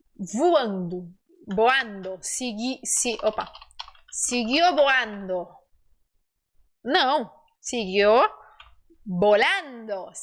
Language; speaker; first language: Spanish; non-native, fluent; Portuguese